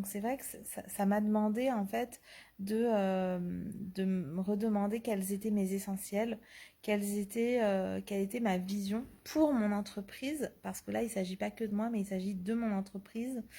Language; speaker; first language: French; native; French